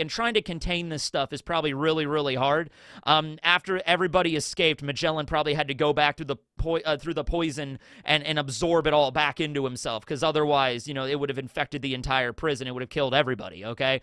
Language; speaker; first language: English; native; English